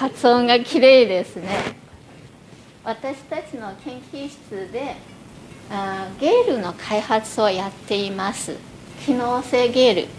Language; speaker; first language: Japanese; non-native, fluent; Chinese